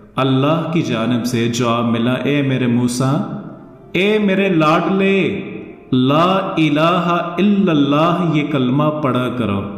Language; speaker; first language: Urdu; non-native, local second language; Northern Hindko